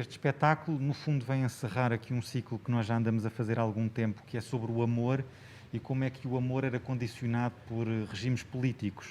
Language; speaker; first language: Portuguese; native; Portuguese